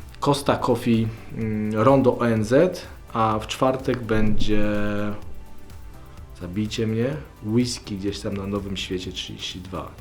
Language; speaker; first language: Polish; native; Polish